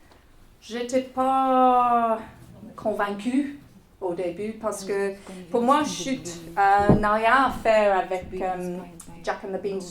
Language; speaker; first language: French; non-native, fluent; English